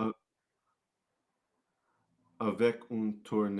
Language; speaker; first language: French; non-native, learner; English